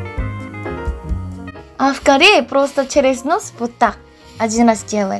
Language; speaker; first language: Russian; non-native, learner; Korean